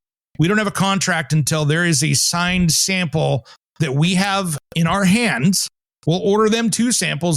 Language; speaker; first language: English; native; English